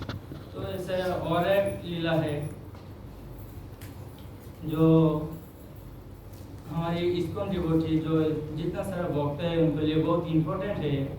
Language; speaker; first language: Hindi; non-native, local second language; Bangla